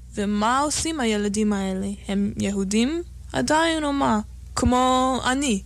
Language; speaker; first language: Hebrew; non-native, fluent; English